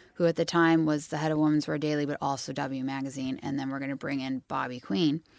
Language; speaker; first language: English; native; English